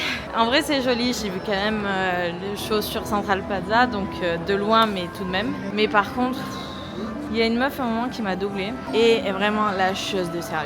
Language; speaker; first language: French; native; French